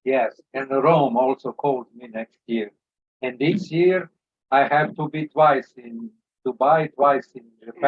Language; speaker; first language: English; non-native, learner; Serbian